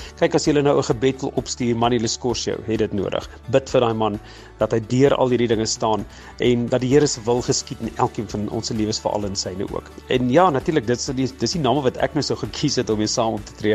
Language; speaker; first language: Afrikaans; native; Afrikaans